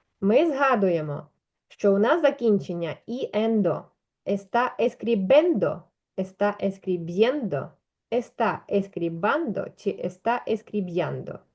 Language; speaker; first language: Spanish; non-native, fluent; Ukrainian